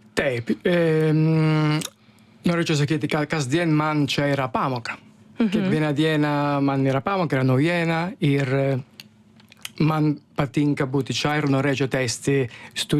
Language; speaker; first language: Lithuanian; non-native, fluent; Italian